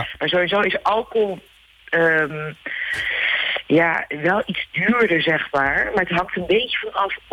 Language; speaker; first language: Dutch; early bilingual, other home language; Turkish